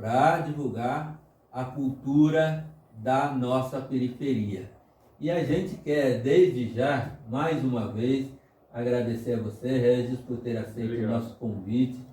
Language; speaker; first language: Portuguese; native; Portuguese